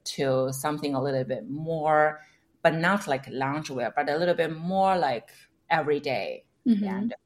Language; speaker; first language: English; non-native, fluent; Chinese